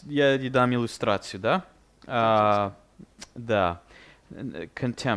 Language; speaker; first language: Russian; non-native, fluent; English